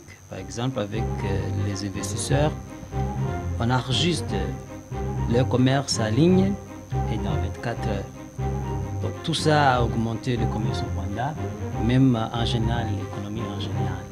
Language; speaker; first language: French; non-native, learner; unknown